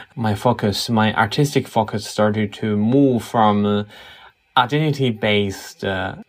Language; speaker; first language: English; non-native, fluent; Chinese